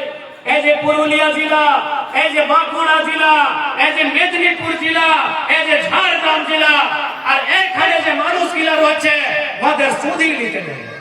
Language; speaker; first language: Bangla; non-native, local second language; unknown